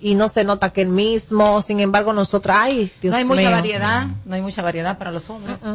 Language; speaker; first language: Spanish; native; Spanish